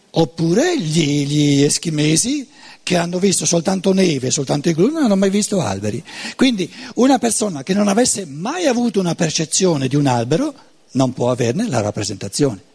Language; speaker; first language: Italian; native; Italian